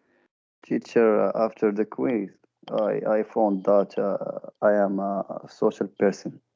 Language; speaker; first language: English; non-native, learner; Arabic